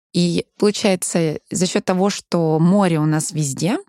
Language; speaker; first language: Russian; early bilingual, heritage; Russian